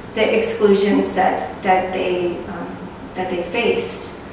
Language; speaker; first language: English; native; English